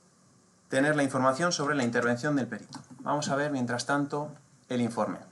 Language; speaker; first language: Spanish; native; Spanish